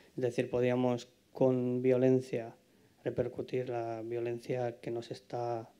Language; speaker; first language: Spanish; non-native, fluent; Ukrainian